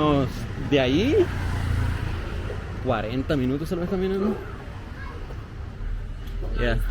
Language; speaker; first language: Spanish; early bilingual, heritage; Spanish